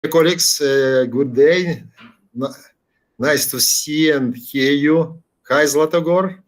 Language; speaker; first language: English; non-native, learner; Ukrainian